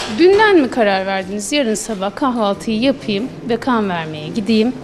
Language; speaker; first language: Turkish; native; Turkish